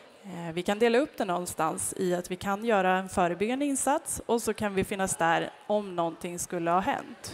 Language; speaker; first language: Swedish; native; Swedish